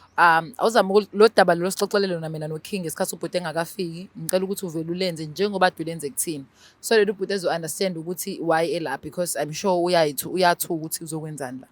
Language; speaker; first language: Zulu; native; Zulu